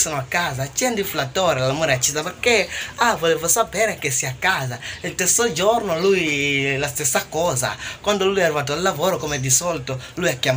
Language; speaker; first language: Italian; non-native, learner; Swahili